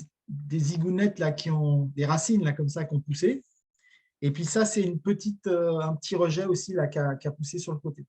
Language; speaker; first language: French; native; French